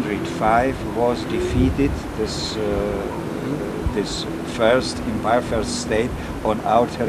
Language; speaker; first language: English; non-native, fluent; Czech